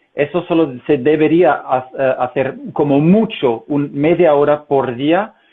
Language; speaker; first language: Spanish; non-native, fluent; English